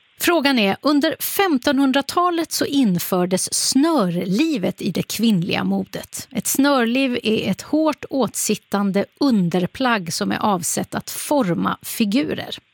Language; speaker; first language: Swedish; native; Swedish